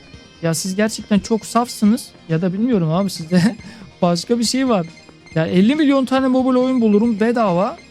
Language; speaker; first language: Turkish; native; Turkish